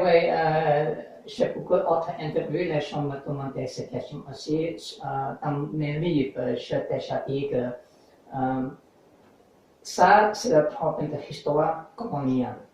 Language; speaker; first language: French; non-native, learner; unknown